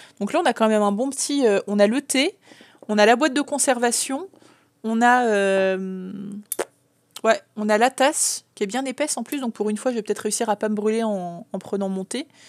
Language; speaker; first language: French; native; French